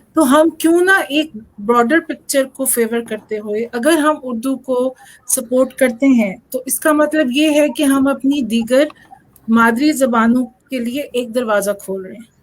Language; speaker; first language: Urdu; non-native, local second language; Saraiki